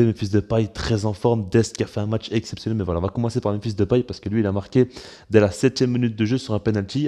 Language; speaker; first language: French; native; French